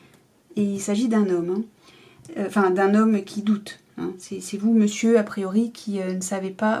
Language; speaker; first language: French; native; French